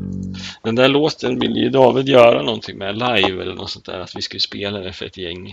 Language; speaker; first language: Swedish; native; Swedish